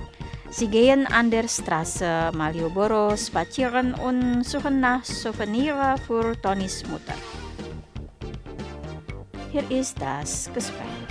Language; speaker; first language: German; non-native, fluent; Indonesian